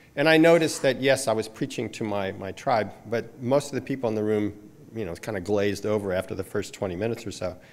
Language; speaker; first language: English; native; English